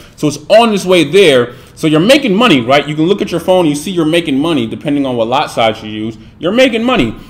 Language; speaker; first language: English; native; English